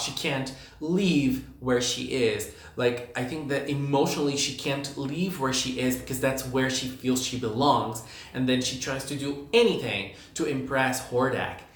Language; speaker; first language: English; non-native, fluent; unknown